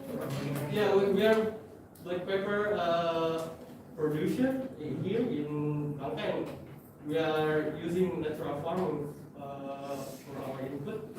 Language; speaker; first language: English; non-native, fluent; Indonesian